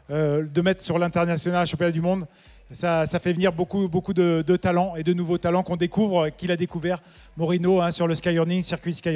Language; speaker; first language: French; native; French